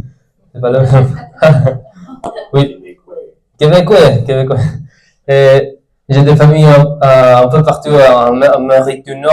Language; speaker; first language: French; non-native, learner; Spanish